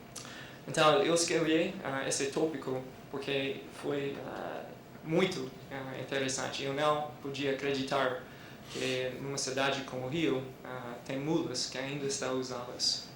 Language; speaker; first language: Portuguese; non-native, fluent; English